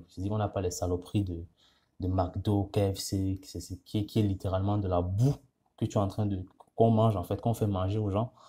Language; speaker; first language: French; non-native, local second language; Ghomala